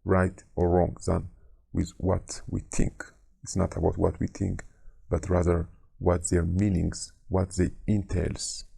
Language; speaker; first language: English; non-native, local second language; Amharic